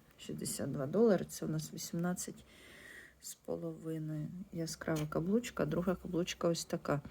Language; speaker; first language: Ukrainian; non-native, local second language; Russian